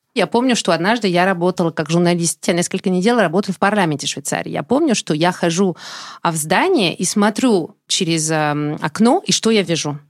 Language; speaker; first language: Russian; non-native, fluent; French